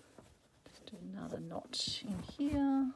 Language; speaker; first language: English; native; English